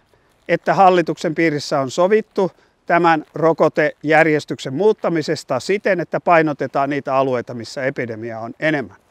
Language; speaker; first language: Finnish; native; Finnish